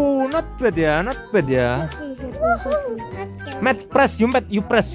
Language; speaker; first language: English; non-native, local second language; Indonesian